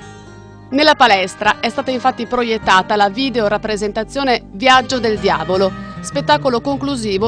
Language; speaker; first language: Italian; native; Italian